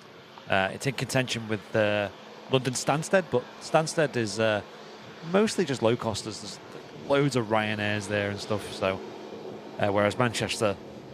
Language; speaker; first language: English; native; English